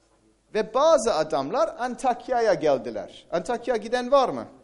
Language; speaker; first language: Turkish; non-native, fluent; English